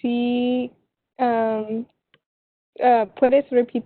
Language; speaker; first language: Spanish; non-native, learner; English